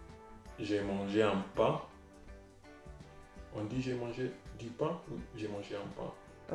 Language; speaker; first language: French; non-native, learner; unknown